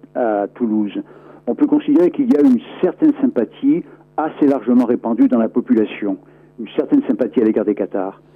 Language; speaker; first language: French; native; French